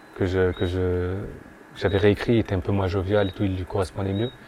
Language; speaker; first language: French; native; French